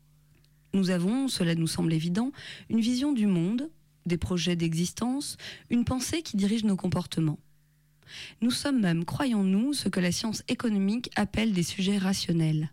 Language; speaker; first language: French; native; French